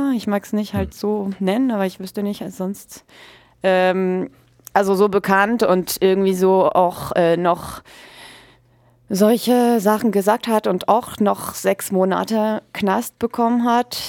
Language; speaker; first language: German; native; German